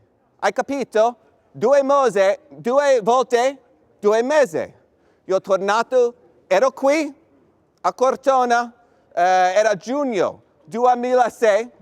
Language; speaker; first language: Italian; non-native, fluent; English